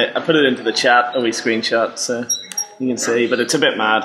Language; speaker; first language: English; native; English